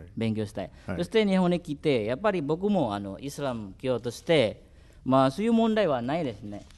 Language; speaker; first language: Japanese; non-native, fluent; Indonesian